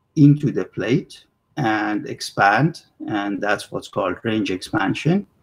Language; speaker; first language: English; non-native, fluent; Persian